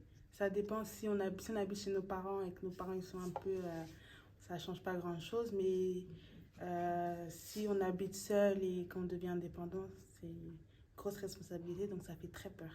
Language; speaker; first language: French; native; French